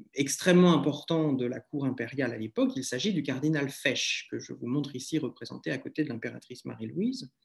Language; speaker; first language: French; native; French